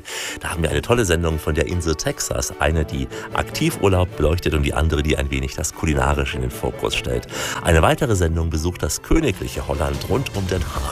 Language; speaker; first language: German; native; German